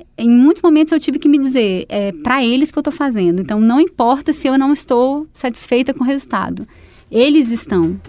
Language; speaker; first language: Portuguese; native; Portuguese